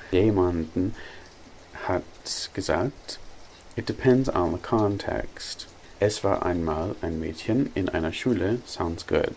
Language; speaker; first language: German; non-native, learner; English